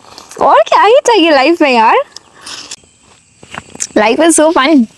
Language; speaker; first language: Hindi; native; Hindi